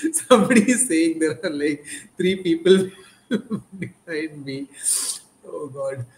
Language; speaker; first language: English; non-native, local second language; Malayalam